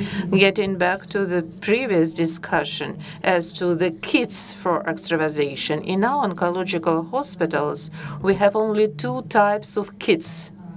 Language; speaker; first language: English; non-native, fluent; Russian